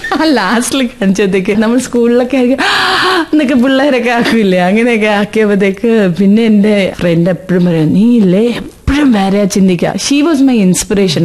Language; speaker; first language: Malayalam; early bilingual, heritage; Malayalam